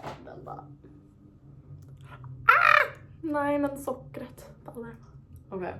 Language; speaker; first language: Swedish; non-native, fluent; English